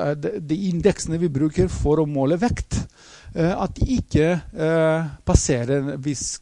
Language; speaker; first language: Norwegian; non-native, fluent; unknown